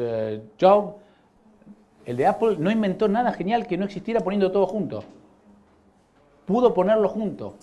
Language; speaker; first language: Spanish; native; Spanish